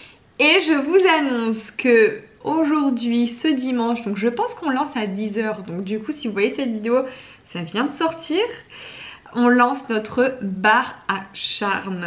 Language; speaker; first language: French; native; French